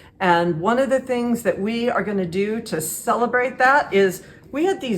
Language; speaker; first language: English; native; English